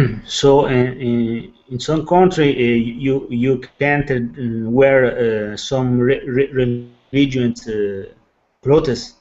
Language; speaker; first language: English; non-native, learner; Italian